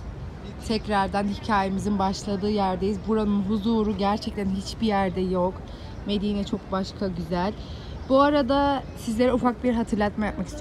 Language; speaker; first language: Turkish; native; Turkish